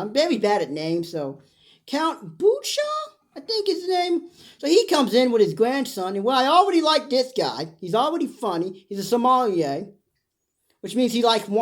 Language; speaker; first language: English; native; English